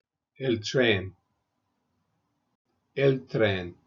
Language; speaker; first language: Spanish; non-native, fluent; English